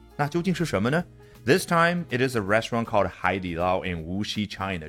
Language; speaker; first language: English; non-native, fluent; Chinese